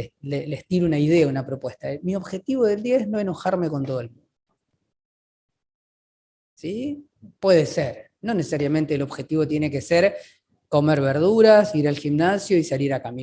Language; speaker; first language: Spanish; native; Spanish